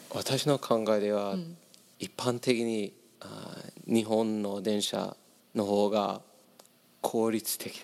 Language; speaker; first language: Japanese; non-native, learner; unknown